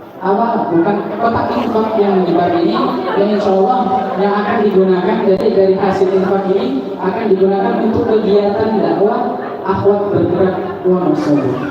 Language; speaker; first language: Malay; native; Malay